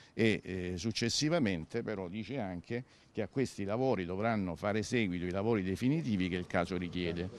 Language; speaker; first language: Italian; native; Italian